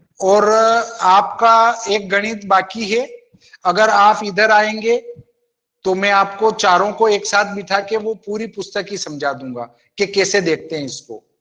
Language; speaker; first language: Hindi; native; Hindi